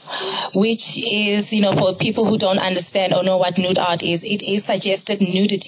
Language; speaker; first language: English; non-native, local second language; Zulu